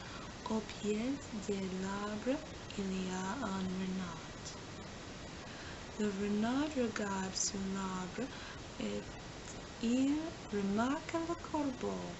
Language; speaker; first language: French; non-native, learner; English